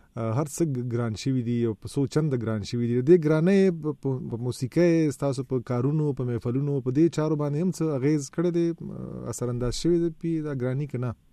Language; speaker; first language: Pashto; native; Pashto